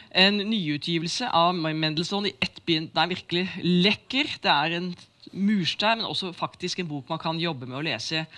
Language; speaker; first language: Norwegian; native; Norwegian